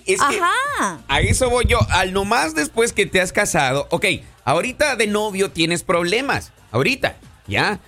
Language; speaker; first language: Spanish; native; Spanish